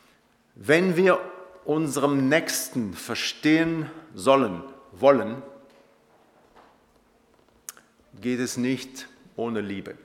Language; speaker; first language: German; non-native, local second language; French